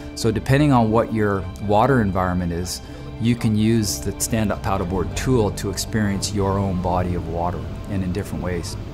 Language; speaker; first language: English; native; English